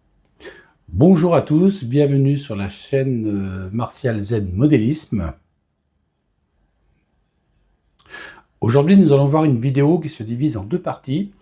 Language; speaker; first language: French; native; French